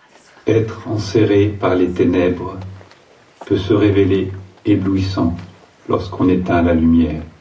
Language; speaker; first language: French; native; French